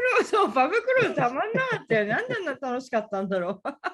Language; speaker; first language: Japanese; native; Japanese